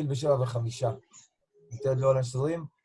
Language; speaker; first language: Hebrew; native; Hebrew